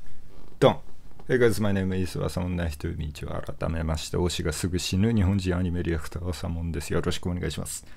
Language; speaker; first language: Japanese; native; Japanese